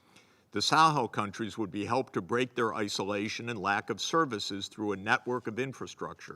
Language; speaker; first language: English; native; English